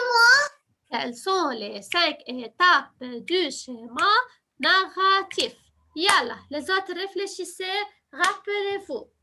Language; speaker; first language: French; non-native, fluent; Arabic